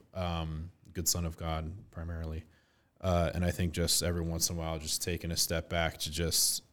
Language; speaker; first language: English; native; English